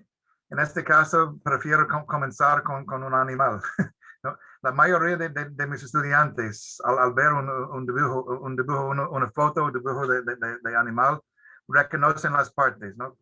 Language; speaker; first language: Spanish; non-native, fluent; English